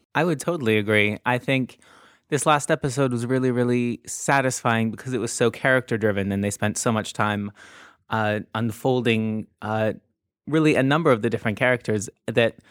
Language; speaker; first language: English; native; English